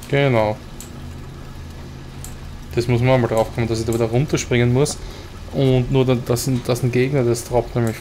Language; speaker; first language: German; native; German